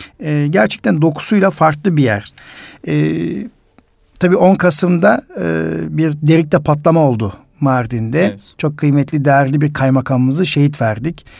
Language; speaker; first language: Turkish; native; Turkish